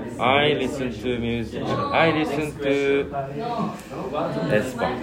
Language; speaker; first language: English; non-native, learner; Japanese